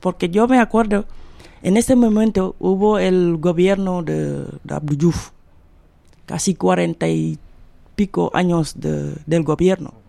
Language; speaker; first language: Spanish; non-native, fluent; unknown